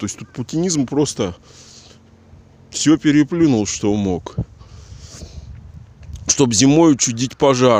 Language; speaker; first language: Russian; native; Russian